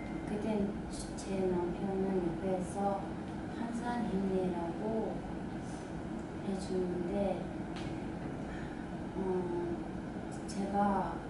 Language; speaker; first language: Korean; non-native, learner; Mongolian